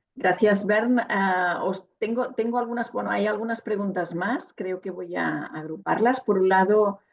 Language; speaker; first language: Spanish; non-native, local second language; Catalan